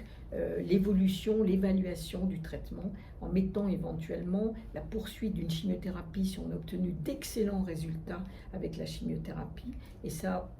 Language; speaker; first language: French; native; French